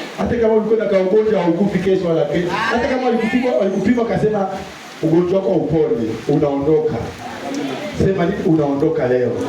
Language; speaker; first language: Swahili; non-native, local second language; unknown